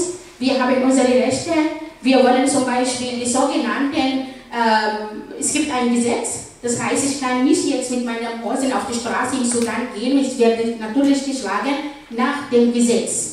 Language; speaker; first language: German; non-native, fluent; Arabic